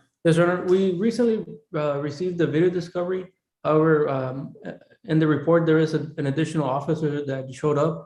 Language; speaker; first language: English; native; English